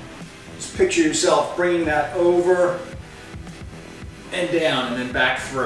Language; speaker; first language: English; native; English